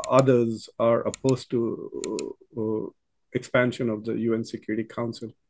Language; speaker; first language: English; non-native, local second language; Urdu